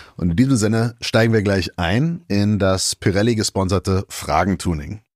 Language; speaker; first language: German; early bilingual, heritage; German